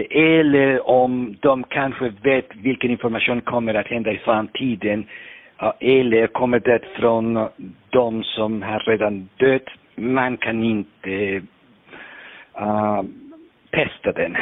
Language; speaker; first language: Swedish; non-native, fluent; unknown